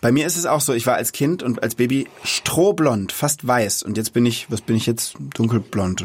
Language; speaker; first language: German; native; German